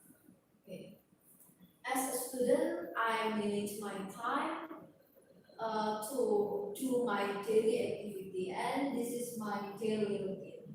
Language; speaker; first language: English; non-native, learner; Indonesian